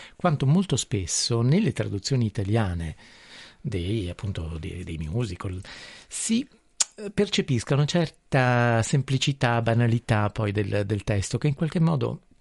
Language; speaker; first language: Italian; native; Italian